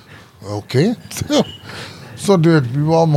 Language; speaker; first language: Swedish; early bilingual, other home language; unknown